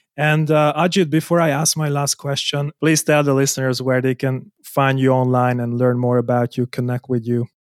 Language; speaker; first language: English; non-native, fluent; Hungarian